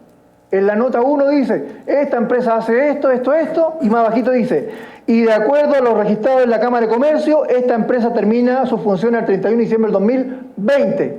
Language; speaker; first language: Spanish; native; Spanish